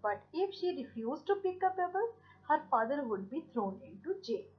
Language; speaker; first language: English; non-native, local second language; Punjabi